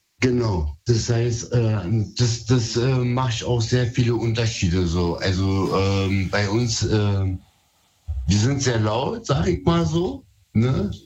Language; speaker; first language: German; early bilingual, other home language; Turkish